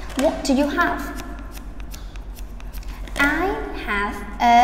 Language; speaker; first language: English; non-native, fluent; Vietnamese